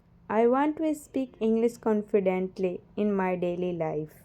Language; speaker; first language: English; non-native, learner; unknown